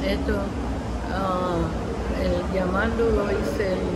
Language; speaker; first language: Spanish; non-native, local second language; English